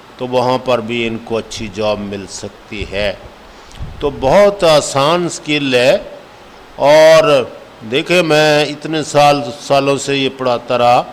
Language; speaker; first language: Urdu; non-native, local second language; Punjabi